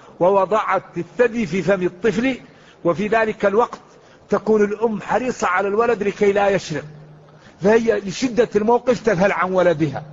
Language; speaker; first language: Arabic; native; Arabic